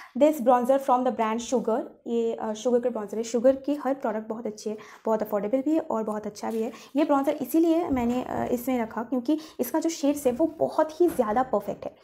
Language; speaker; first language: Hindi; non-native, local second language; Bangla